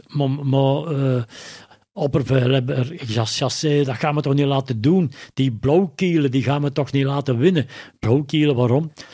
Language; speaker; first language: Dutch; native; Dutch